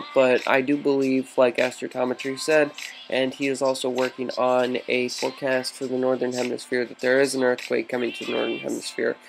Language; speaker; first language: English; native; English